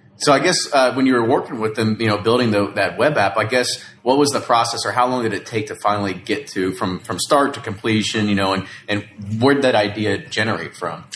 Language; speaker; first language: English; native; English